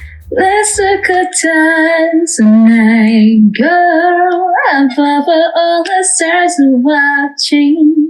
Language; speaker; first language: English; non-native, fluent; Russian